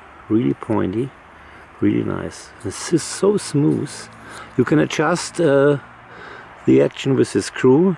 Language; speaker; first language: English; non-native, fluent; German